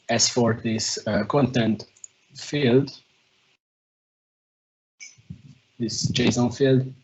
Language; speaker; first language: English; non-native, fluent; Hungarian